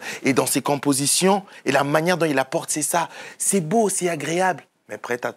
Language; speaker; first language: French; native; French